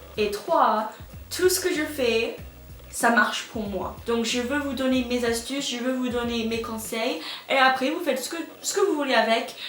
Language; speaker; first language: French; non-native, fluent; English